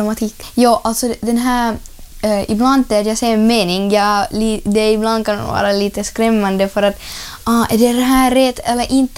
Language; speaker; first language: Swedish; non-native, learner; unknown